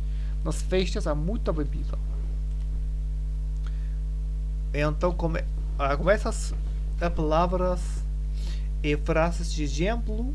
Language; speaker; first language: Portuguese; non-native, learner; German